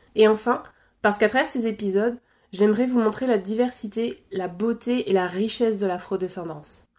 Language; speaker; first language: French; native; French